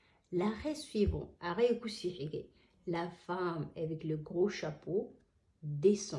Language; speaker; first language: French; non-native, learner; Somali